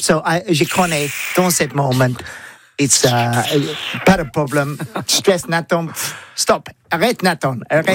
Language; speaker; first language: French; non-native, learner; English